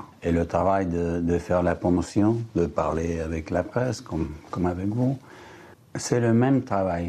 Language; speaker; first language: French; non-native, fluent; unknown